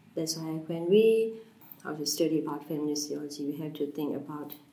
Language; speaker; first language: English; non-native, fluent; Burmese